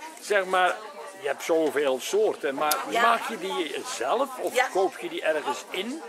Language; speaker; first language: Dutch; native; Dutch